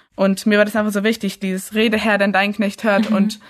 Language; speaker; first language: German; early bilingual, other home language; English